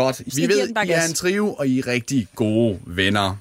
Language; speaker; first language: Danish; native; Danish